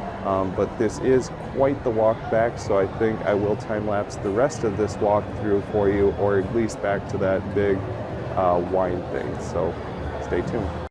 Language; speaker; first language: English; native; English